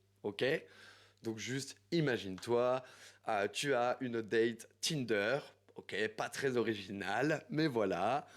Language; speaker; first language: French; native; French